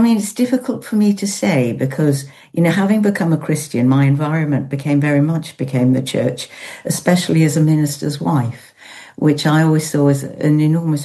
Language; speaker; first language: English; native; English